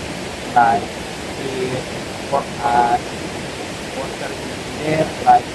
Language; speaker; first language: English; non-native, learner; Indonesian